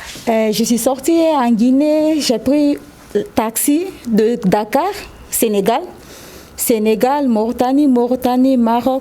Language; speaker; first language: French; non-native, local second language; Susu